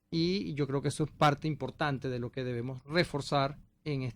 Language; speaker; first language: Spanish; native; Spanish